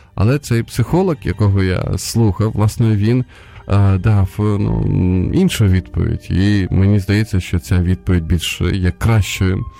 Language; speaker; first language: Ukrainian; non-native, local second language; Russian